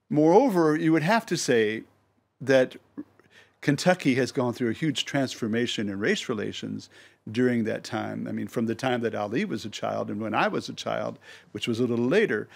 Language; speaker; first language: English; native; English